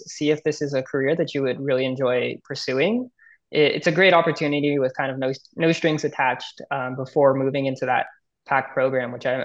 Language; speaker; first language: English; native; English